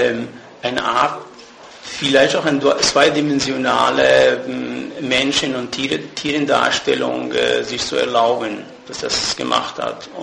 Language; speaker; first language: German; non-native, fluent; Persian